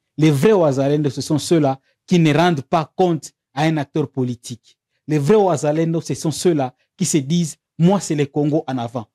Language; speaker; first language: French; non-native, local second language; Swahili